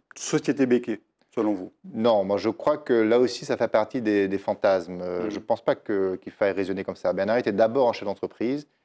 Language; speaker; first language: French; native; French